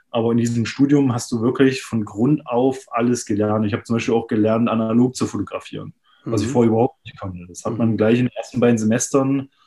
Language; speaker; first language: German; native; German